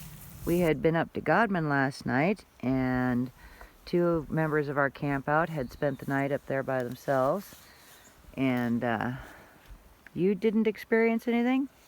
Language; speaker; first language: English; native; English